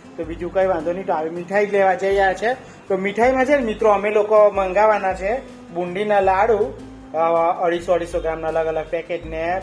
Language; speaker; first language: Gujarati; native; Gujarati